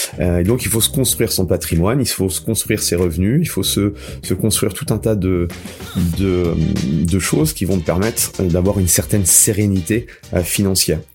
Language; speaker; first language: French; native; French